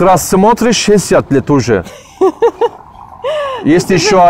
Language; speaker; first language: Russian; non-native, learner; Turkish